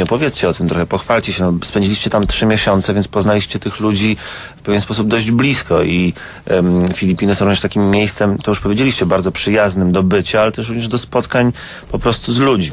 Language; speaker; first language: Polish; native; Polish